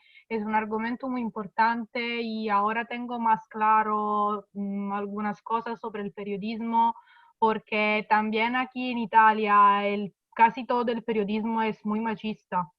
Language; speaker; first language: Spanish; non-native, fluent; Italian